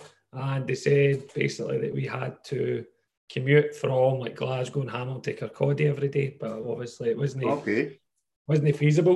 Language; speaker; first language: English; native; English